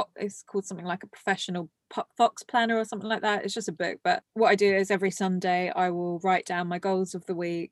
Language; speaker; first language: English; early bilingual, other home language; Morisyen